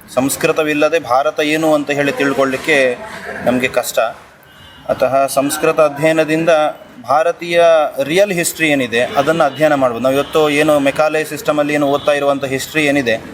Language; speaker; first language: Kannada; native; Kannada